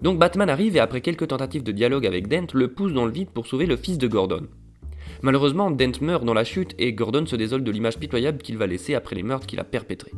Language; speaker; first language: French; native; French